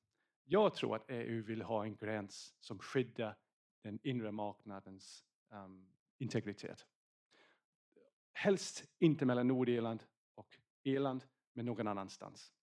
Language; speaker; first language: Swedish; non-native, fluent; English